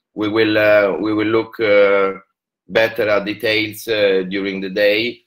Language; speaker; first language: English; non-native, fluent; Italian